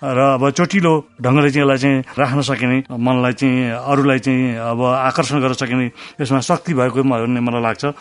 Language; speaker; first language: Nepali; native; Nepali